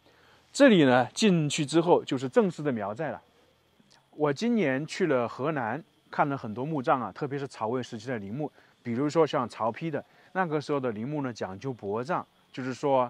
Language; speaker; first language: Chinese; native; Chinese